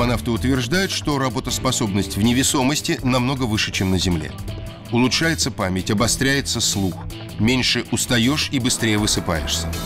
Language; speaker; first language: Russian; native; Russian